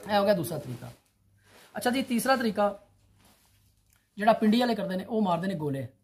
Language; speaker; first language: Urdu; non-native, local second language; Punjabi